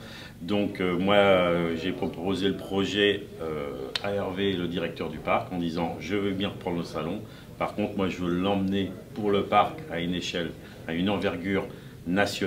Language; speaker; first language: French; native; French